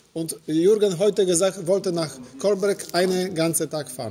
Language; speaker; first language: German; non-native, learner; Polish